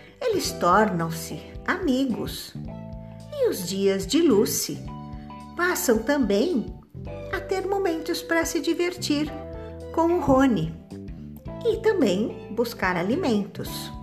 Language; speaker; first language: Portuguese; native; Portuguese